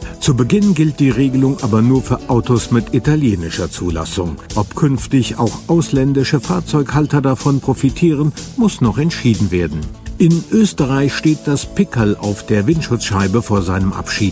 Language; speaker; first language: German; native; German